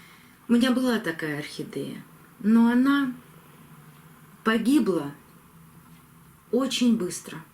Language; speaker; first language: Russian; native; Russian